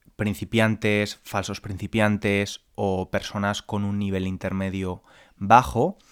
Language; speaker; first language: Spanish; native; Spanish